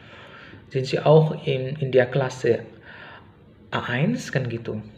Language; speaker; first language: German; non-native, fluent; Indonesian